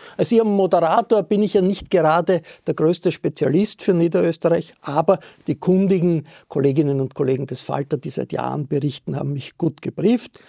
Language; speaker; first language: German; native; German